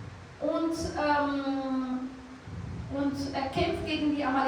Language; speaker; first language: German; non-native, fluent; Portuguese